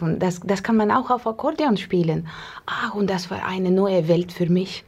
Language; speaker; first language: German; non-native, learner; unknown